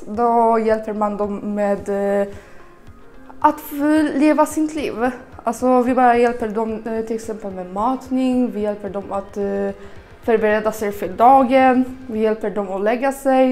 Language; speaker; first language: Swedish; early bilingual, other home language; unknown